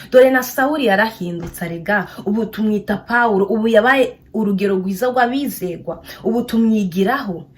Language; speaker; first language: Kinyarwanda; native; Kinyarwanda